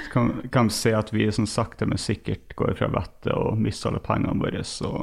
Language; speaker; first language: Norwegian; non-native, fluent; English